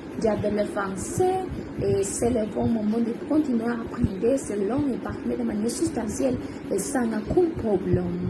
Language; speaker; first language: French; non-native, learner; Spanish